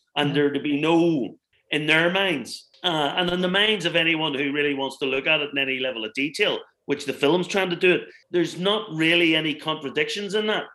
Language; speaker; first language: English; native; English